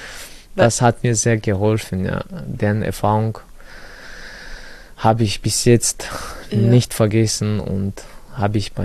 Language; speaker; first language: German; early bilingual, other home language; Chechen